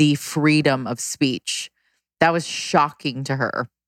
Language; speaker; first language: English; native; English